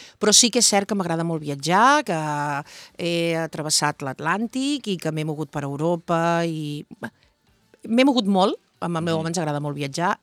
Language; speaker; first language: Catalan; native; Catalan